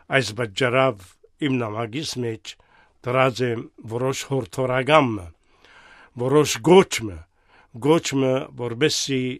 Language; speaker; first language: Armenian; native; Armenian